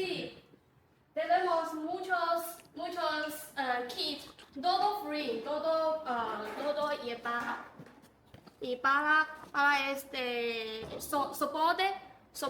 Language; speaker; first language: Spanish; non-native, learner; Chinese